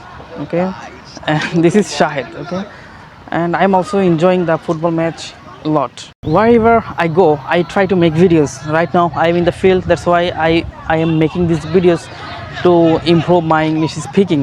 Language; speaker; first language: English; non-native, learner; Bangla